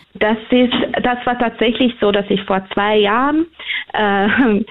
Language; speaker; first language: German; early bilingual, other home language; Hungarian